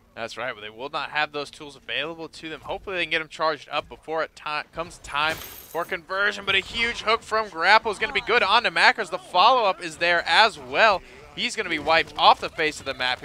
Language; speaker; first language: English; native; English